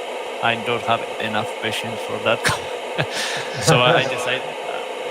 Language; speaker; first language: English; non-native, fluent; Spanish